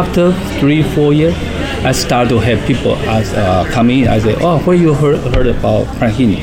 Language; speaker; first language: English; non-native, fluent; Chinese